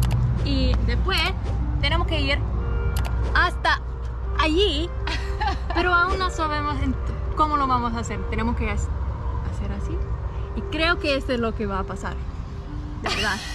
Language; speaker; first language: Spanish; non-native, fluent; English